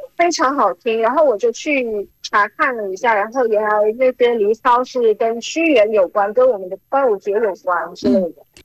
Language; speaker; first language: Chinese; early bilingual, heritage; Chinese